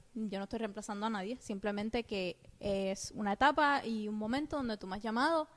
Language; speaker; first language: Spanish; native; Spanish